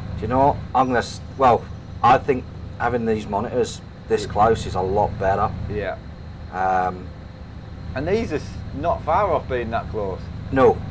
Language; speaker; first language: English; native; English